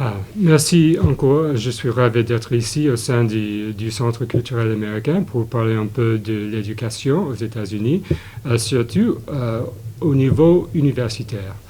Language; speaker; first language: French; non-native, fluent; English